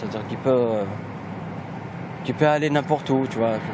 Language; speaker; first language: French; non-native, local second language; Kabyle